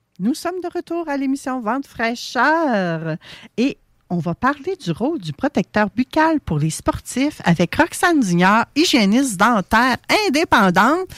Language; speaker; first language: French; native; French